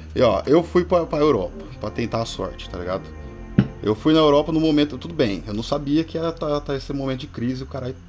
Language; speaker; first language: Portuguese; non-native, fluent; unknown